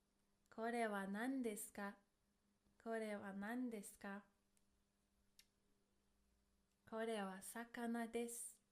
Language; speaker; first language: Japanese; non-native, fluent; English